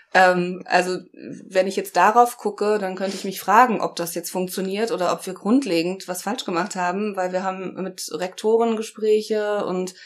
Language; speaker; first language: German; native; German